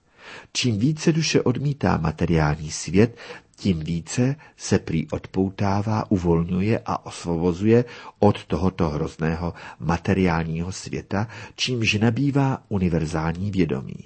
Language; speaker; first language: Czech; native; Czech